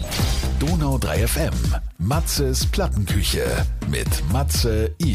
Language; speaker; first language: German; native; German